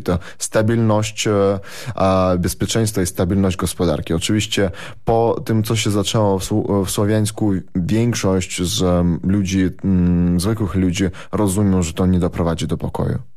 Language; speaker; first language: Polish; non-native, fluent; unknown